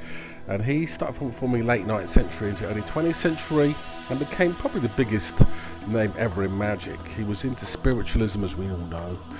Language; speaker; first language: English; native; English